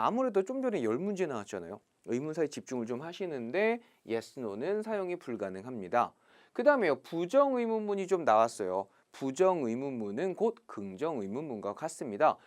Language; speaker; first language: Korean; native; Korean